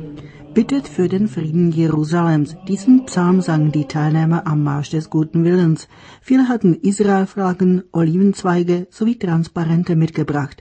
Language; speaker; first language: German; native; German